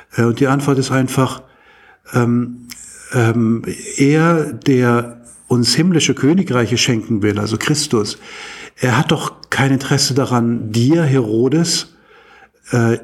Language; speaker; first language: German; native; German